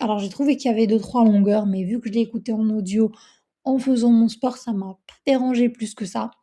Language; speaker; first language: French; native; French